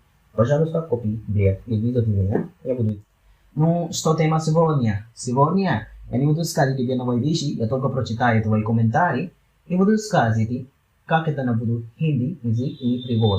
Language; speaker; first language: Russian; non-native, learner; Hindi